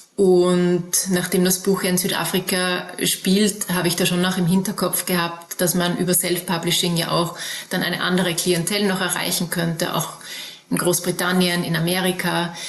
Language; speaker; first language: German; native; German